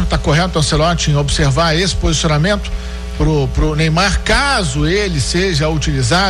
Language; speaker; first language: Portuguese; native; Portuguese